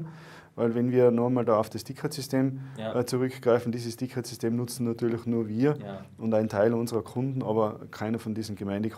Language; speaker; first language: German; native; German